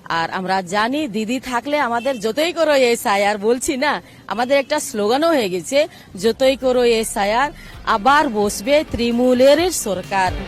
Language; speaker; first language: Bangla; non-native, local second language; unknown